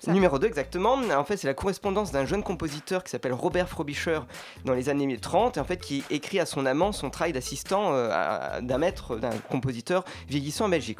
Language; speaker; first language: French; native; French